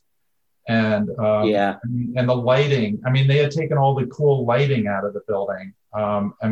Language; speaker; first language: English; native; English